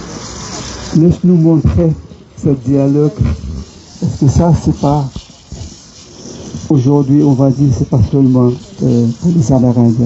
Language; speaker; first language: French; non-native, local second language; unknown